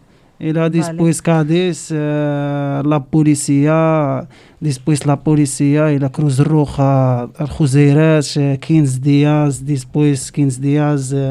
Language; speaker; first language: Spanish; non-native, learner; Arabic